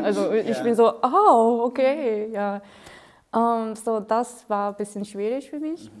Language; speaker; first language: German; non-native, fluent; Korean